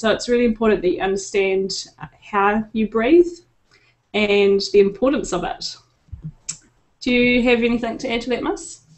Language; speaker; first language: English; native; English